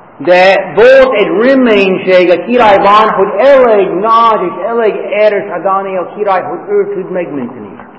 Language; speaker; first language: Hungarian; non-native, fluent; English